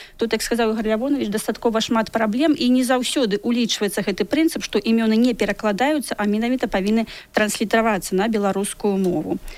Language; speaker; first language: Belarusian; native; Belarusian